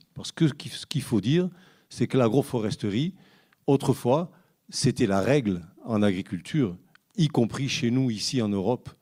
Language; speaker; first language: French; native; French